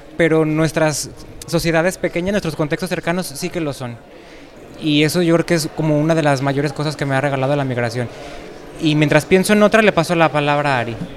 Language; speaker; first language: Spanish; native; Spanish